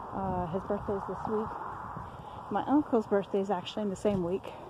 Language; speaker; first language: English; native; English